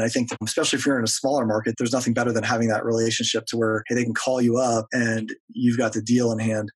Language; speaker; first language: English; native; English